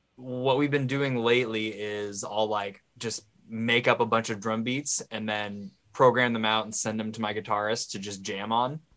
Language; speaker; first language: English; native; English